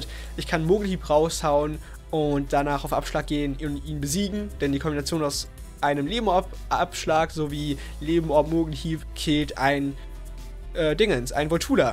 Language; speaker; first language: German; native; German